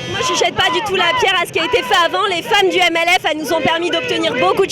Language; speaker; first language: French; native; French